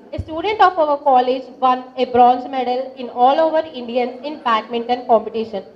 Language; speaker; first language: English; non-native, local second language; Telugu